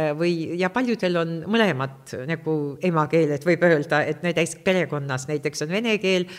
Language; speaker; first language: Estonian; non-native, local second language; Russian